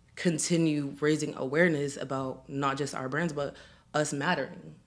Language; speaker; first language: English; native; English